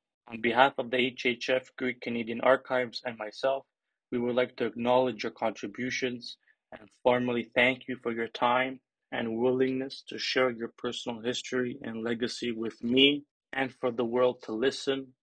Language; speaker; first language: English; early bilingual, other home language; Greek